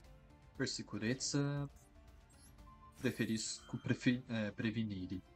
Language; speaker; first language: Italian; non-native, learner; Portuguese